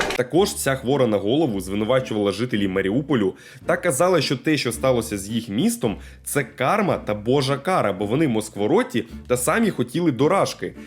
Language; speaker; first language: Ukrainian; non-native, local second language; Russian